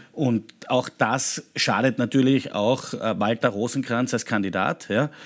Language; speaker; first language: German; native; German